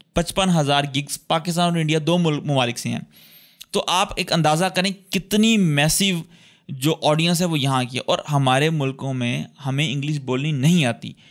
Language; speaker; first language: Urdu; native; Urdu